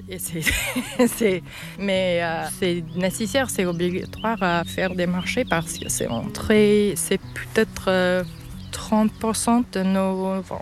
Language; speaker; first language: French; non-native, learner; English